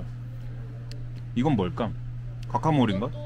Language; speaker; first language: Spanish; non-native, learner; Korean